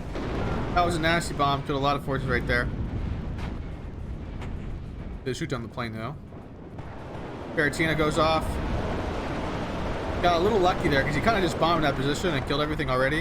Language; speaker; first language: English; native; English